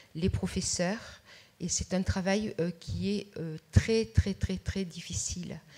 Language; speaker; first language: French; native; French